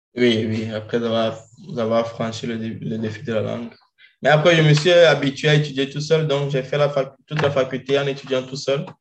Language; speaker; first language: French; non-native, local second language; Ewe